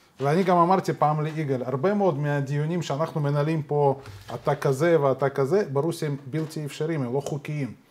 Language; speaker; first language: Hebrew; non-native, fluent; Russian